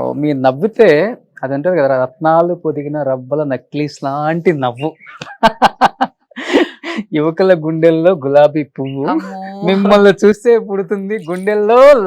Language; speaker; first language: Telugu; native; Telugu